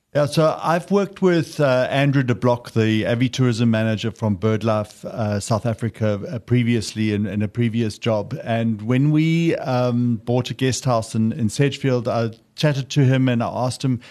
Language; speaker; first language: English; native; English